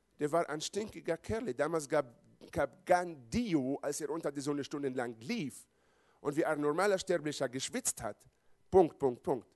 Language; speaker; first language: German; non-native, fluent; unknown